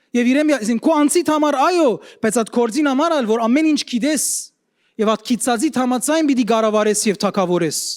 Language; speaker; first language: Armenian; early bilingual, heritage; Armenian